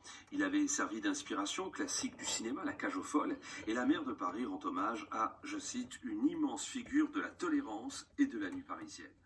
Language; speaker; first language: French; native; French